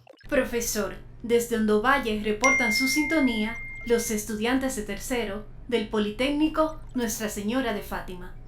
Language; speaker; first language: Spanish; native; Spanish